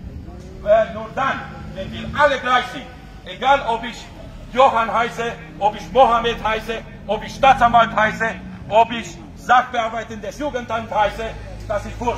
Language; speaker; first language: German; non-native, fluent; Romanian